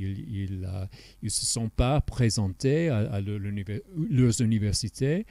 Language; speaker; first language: French; non-native, fluent; English